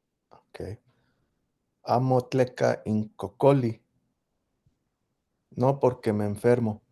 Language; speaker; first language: Spanish; early bilingual, heritage; English